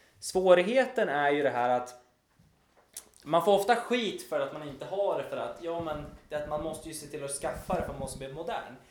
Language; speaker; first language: Swedish; native; Swedish